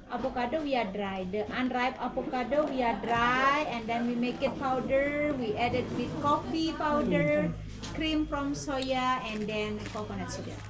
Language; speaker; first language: English; non-native, learner; Balinese